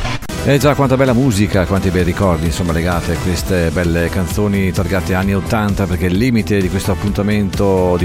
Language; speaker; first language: Italian; native; Italian